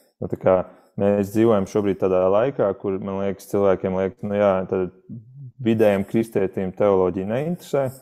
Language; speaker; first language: Latvian; native; Latvian